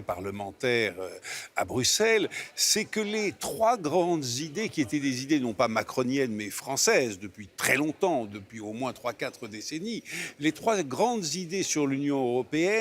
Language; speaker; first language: French; native; French